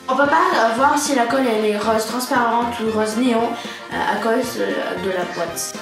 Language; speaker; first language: French; native; French